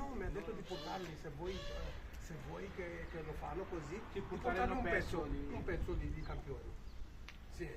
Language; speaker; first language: Italian; non-native, fluent; Punjabi